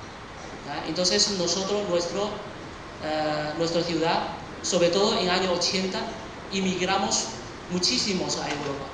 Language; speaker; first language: Spanish; early bilingual, other home language; Chinese